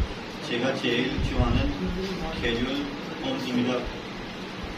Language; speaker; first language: Korean; non-native, learner; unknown